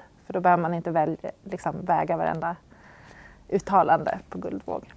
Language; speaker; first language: Swedish; native; Swedish